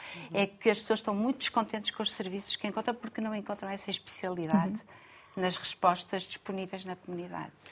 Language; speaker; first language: Portuguese; native; Portuguese